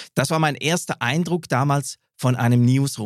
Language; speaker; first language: German; native; German